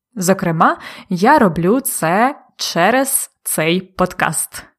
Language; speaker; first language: Ukrainian; native; Ukrainian